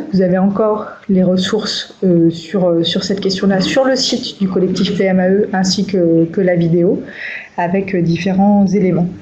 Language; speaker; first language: French; native; French